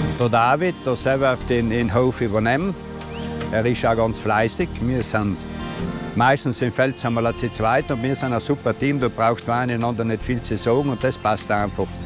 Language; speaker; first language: German; native; German